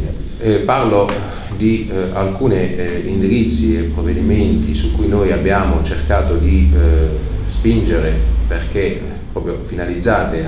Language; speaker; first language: Italian; native; Italian